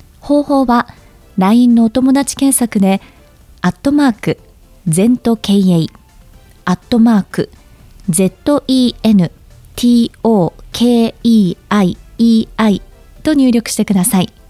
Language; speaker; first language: Japanese; native; Japanese